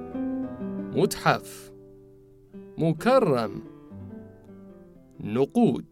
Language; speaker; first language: Arabic; non-native, fluent; Persian